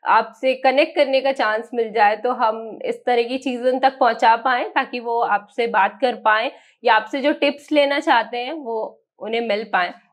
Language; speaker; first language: Hindi; native; Hindi